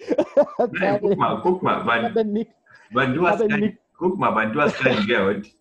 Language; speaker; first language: German; non-native, fluent; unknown